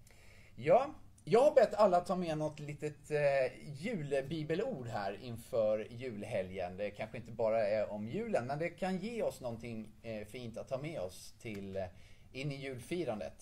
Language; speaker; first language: Swedish; native; Swedish